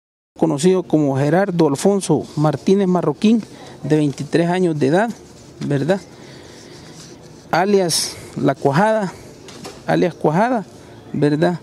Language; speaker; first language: Spanish; native; Spanish